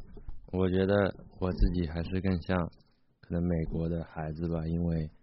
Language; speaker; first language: Chinese; early bilingual, heritage; Chinese